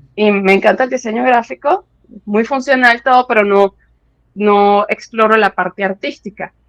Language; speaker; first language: Spanish; native; Spanish